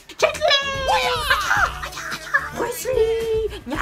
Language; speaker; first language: French; non-native, fluent; Korean